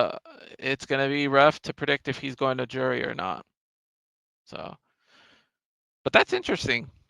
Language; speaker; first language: English; native; English